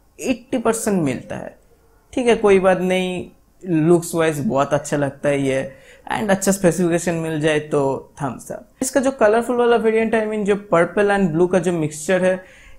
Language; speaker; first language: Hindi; non-native, local second language; Bangla